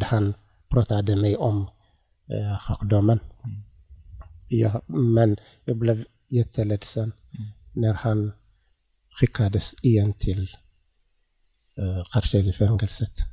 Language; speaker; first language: Swedish; non-native, learner; Tigrinya